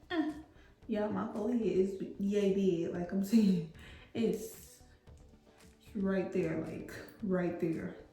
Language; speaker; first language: English; native; English